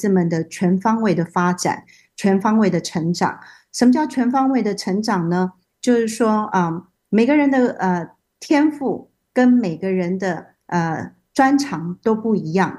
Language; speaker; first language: Chinese; native; Chinese